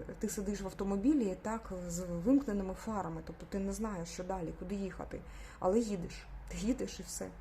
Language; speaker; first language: Ukrainian; non-native, local second language; Russian